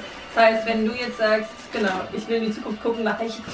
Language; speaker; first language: German; native; German